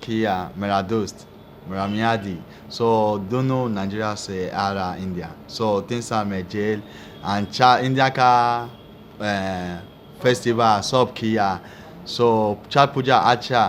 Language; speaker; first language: Hindi; non-native, learner; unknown